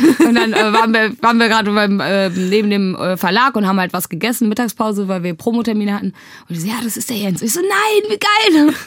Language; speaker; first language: German; early bilingual, other home language; Tigrinya